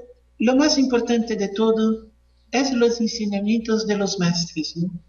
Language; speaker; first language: Spanish; non-native, fluent; Portuguese